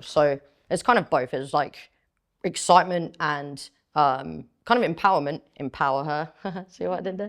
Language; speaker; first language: English; native; English